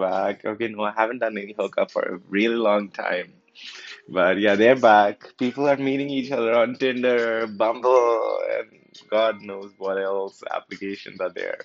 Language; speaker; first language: English; non-native, local second language; Punjabi